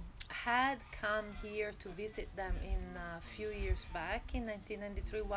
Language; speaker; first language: English; non-native, fluent; Italian